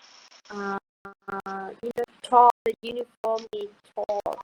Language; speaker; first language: English; non-native, learner; Vietnamese